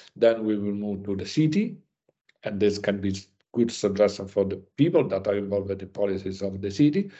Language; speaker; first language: English; non-native, learner; Italian